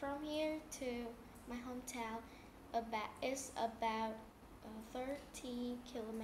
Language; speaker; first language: English; non-native, learner; Vietnamese